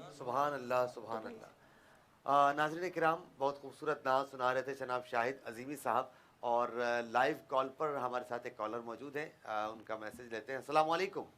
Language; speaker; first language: Urdu; native; Urdu